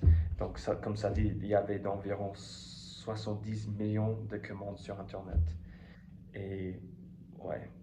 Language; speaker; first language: French; non-native, fluent; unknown